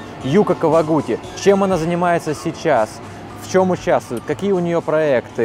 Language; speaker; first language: Russian; native; Russian